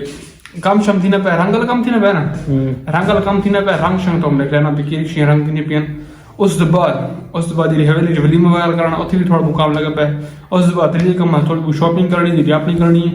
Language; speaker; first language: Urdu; non-native, local second language; Saraiki